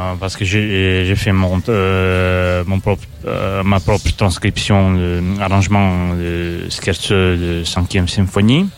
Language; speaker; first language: French; non-native, fluent; Russian